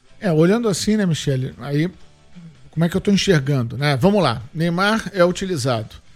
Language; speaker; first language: Portuguese; native; Portuguese